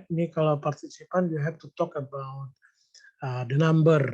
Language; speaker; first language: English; non-native, fluent; Indonesian